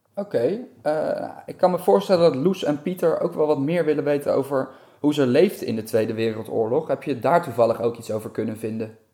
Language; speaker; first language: Dutch; native; Dutch